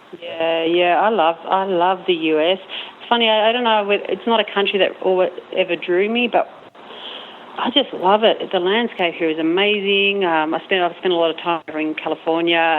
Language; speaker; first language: English; native; English